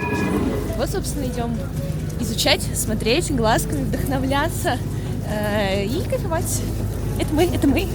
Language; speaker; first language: Russian; non-native, local second language; Tatar